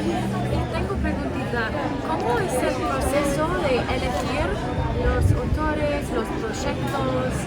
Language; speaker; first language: Spanish; non-native, learner; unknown